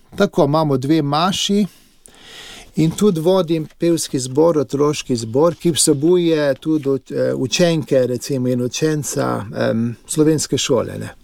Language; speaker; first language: Slovenian; early bilingual, heritage; English